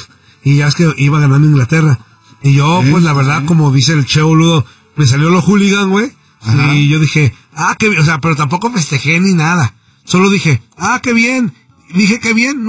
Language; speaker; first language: Spanish; native; Spanish